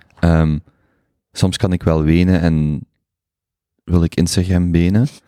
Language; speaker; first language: Dutch; native; Dutch